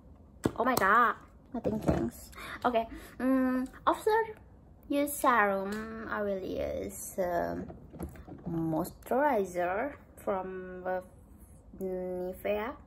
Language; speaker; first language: English; non-native, learner; Indonesian